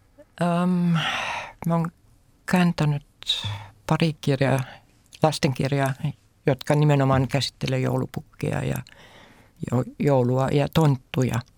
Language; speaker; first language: Finnish; non-native, fluent; German